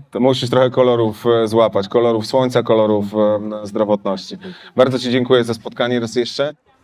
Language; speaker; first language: Polish; native; Polish